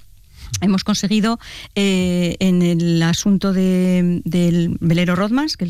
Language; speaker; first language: Spanish; native; Spanish